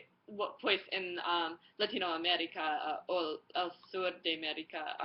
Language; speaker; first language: Spanish; non-native, learner; English